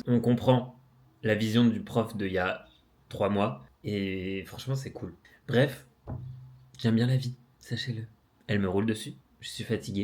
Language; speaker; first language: French; native; French